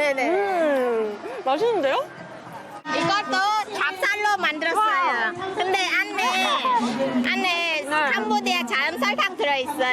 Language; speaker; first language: Korean; non-native, fluent; Khmer